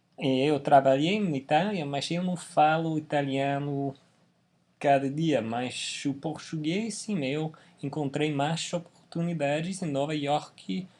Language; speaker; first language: Portuguese; non-native, fluent; English